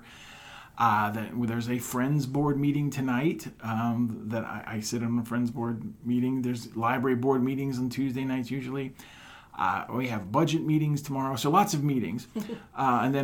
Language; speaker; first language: English; native; English